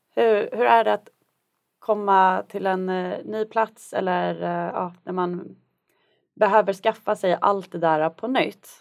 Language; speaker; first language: Swedish; native; Swedish